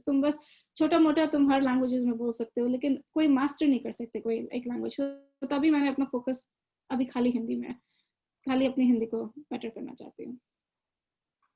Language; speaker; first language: Hindi; early bilingual, other home language; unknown